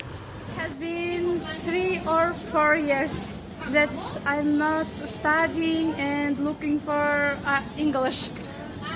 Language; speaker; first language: English; non-native, fluent; Uzbek